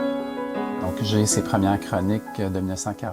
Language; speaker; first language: French; native; French